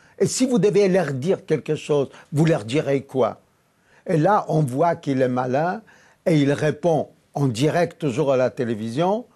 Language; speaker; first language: French; non-native, fluent; Polish